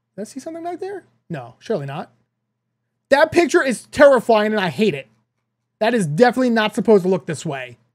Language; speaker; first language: English; native; English